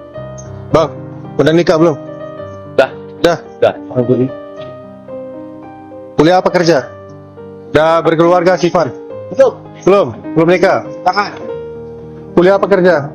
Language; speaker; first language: Indonesian; non-native, learner; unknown